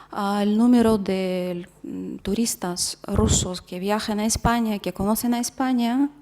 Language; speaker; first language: Spanish; non-native, fluent; Russian